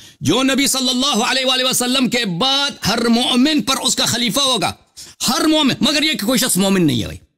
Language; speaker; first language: Urdu; native; Urdu